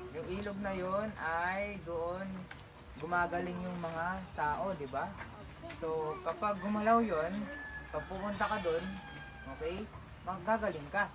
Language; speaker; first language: Filipino; non-native, local second language; Iloko